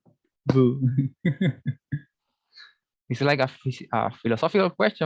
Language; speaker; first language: English; non-native, learner; Spanish